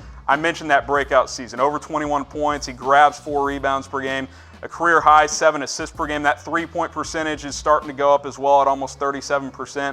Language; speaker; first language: English; native; English